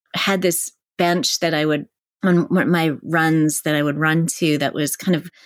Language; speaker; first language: English; native; English